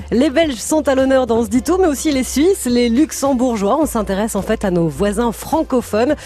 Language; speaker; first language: French; native; French